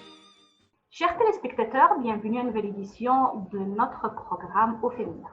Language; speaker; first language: French; non-native, fluent; Arabic